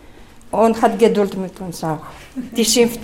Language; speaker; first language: German; non-native, learner; Greek